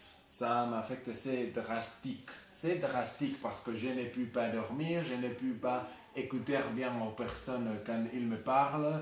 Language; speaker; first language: French; non-native, learner; Spanish